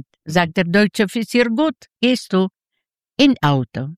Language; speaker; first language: German; non-native, learner; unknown